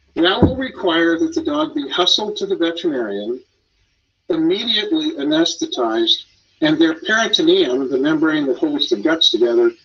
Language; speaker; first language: English; native; English